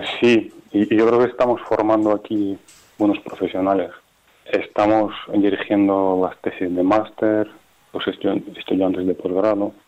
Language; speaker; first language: Spanish; non-native, fluent; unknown